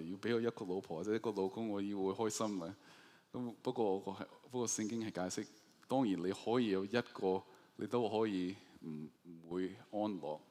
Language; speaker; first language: Cantonese; early bilingual, heritage; Cantonese